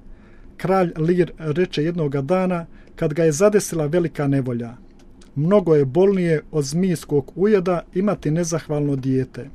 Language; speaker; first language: Croatian; native; Croatian